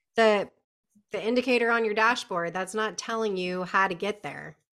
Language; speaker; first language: English; native; English